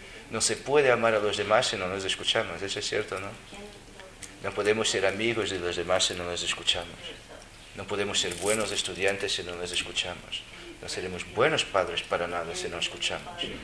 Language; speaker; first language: Spanish; native; Spanish